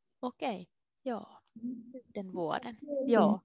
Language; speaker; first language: Finnish; native; Finnish